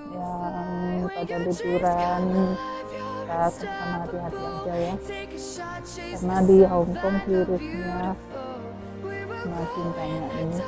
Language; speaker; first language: Indonesian; non-native, local second language; Javanese